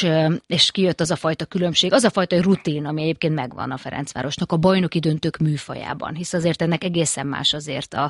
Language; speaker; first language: Hungarian; native; Hungarian